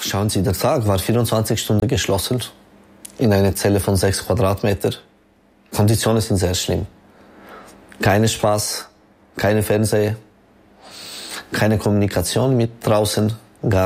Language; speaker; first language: German; non-native, learner; Albanian